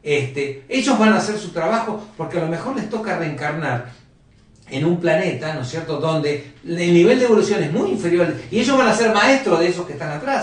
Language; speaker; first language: Spanish; native; Spanish